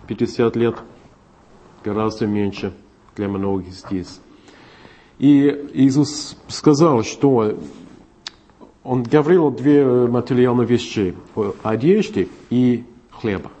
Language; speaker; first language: Russian; non-native, fluent; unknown